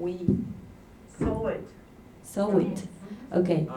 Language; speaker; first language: English; non-native, learner; Spanish